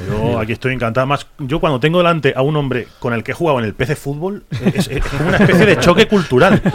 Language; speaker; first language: Spanish; native; Spanish